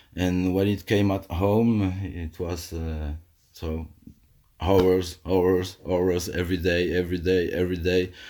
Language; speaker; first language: English; non-native, fluent; French